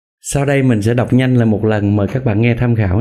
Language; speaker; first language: Chinese; non-native, fluent; Vietnamese